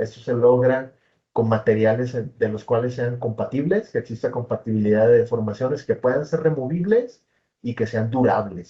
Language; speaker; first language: Spanish; native; Spanish